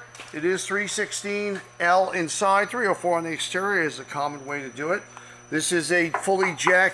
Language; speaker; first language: English; native; English